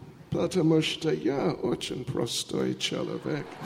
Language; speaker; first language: Russian; non-native, learner; English